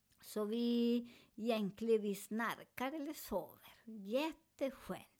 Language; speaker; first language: Swedish; non-native, learner; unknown